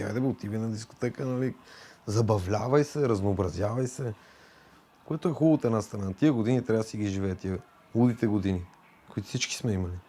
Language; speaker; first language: Bulgarian; native; Bulgarian